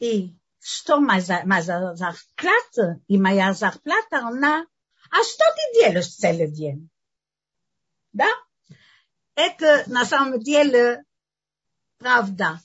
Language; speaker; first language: Russian; non-native, fluent; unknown